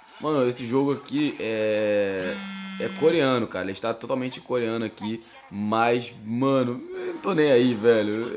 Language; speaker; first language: Portuguese; native; Portuguese